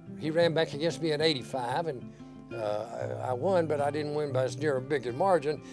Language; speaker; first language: English; native; English